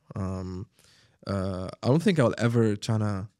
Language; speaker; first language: English; non-native, fluent; Arabic